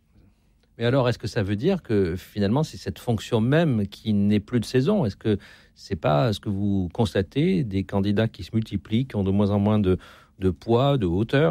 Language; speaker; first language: French; native; French